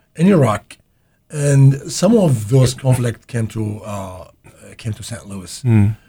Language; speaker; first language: English; non-native, fluent; Arabic